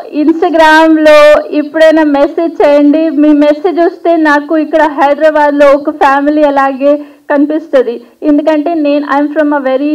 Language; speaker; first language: Telugu; non-native, local second language; Hindi